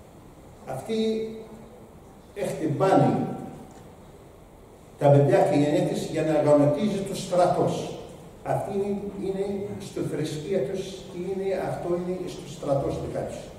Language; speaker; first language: Greek; non-native, learner; Arabic